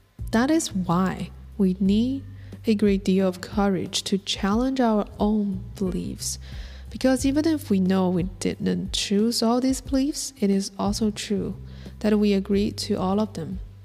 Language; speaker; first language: English; non-native, fluent; Chinese